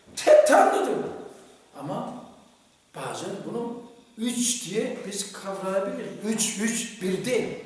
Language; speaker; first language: Turkish; non-native, fluent; Korean